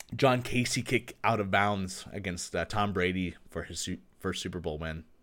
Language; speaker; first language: English; native; English